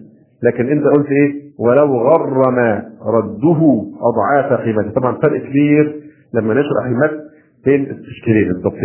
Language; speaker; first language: Arabic; native; Arabic